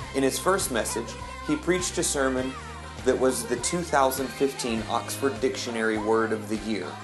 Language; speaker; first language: English; native; English